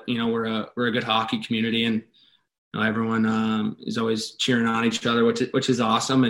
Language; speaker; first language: English; native; English